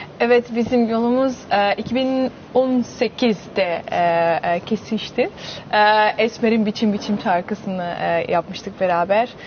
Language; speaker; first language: Turkish; early bilingual, heritage; Turkish